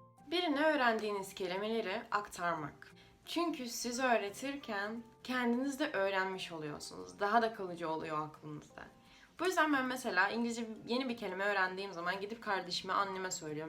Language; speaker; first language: Turkish; non-native, fluent; Russian